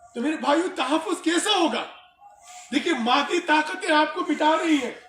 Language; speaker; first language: Urdu; non-native, local second language; Pashto